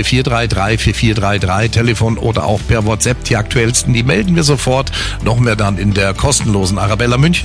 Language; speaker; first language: German; native; German